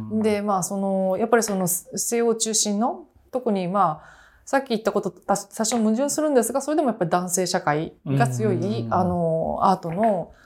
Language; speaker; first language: Japanese; native; Japanese